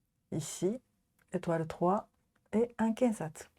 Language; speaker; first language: French; non-native, fluent; Japanese